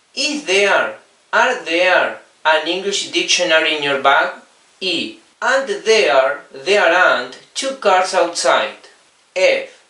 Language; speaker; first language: English; non-native, fluent; Spanish